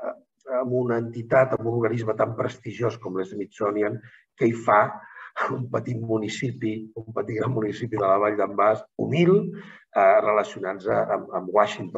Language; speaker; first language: Catalan; native; Catalan